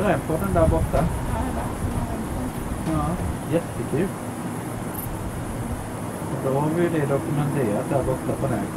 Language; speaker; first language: Swedish; native; Swedish